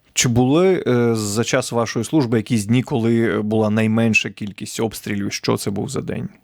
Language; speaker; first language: Ukrainian; native; Ukrainian